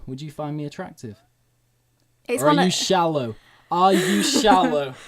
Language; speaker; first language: English; native; English